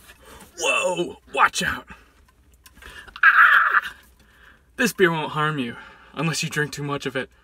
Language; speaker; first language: English; native; English